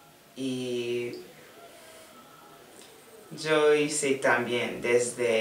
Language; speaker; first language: Spanish; non-native, learner; English